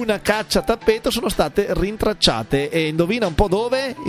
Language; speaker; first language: Italian; native; Italian